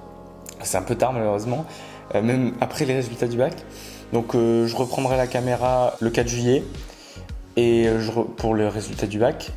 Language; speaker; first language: French; native; French